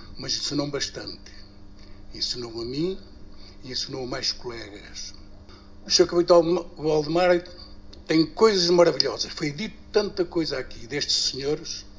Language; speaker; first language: Portuguese; native; Portuguese